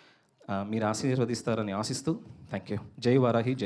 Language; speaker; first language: Telugu; native; Telugu